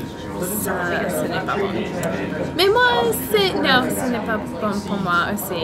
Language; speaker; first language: French; non-native, learner; English